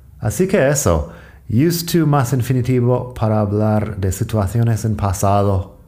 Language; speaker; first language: Spanish; non-native, fluent; English